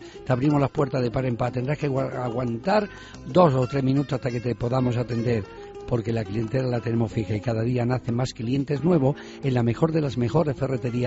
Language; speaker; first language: Spanish; native; Spanish